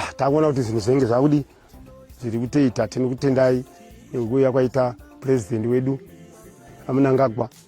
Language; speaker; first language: Shona; non-native, local second language; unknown